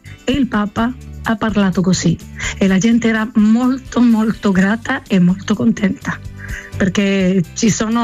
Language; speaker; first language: Italian; non-native, fluent; Spanish